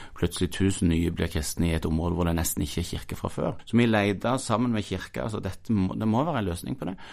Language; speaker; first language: Norwegian; native; Norwegian